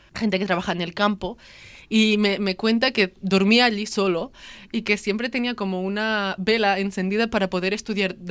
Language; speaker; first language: Spanish; native; Spanish